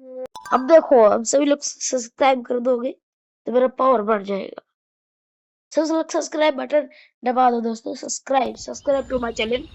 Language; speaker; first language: Hindi; non-native, learner; Bangla